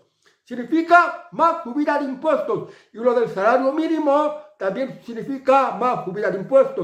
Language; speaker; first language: Spanish; native; Spanish